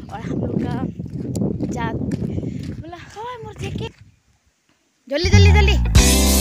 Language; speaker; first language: Hindi; non-native, local second language; Assamese